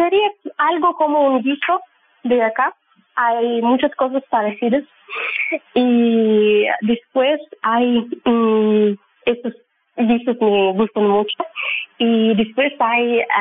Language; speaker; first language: Spanish; non-native, learner; Russian